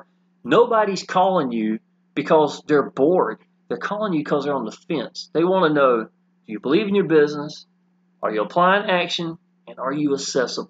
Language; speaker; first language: English; native; English